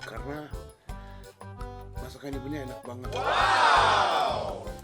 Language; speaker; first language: Indonesian; non-native, fluent; Japanese